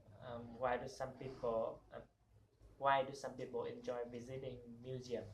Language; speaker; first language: English; non-native, learner; Vietnamese